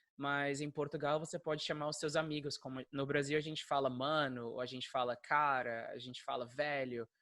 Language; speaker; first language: Portuguese; native; Portuguese